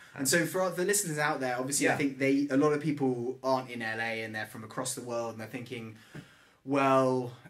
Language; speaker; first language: English; native; English